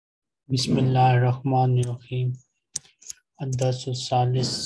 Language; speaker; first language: Arabic; non-native, fluent; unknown